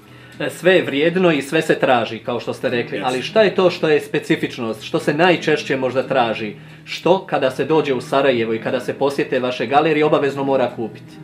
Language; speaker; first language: Croatian; native; Croatian